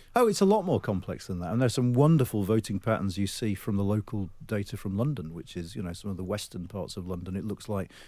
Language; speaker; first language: English; native; English